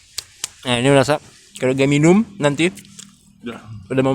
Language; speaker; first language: Indonesian; non-native, fluent; French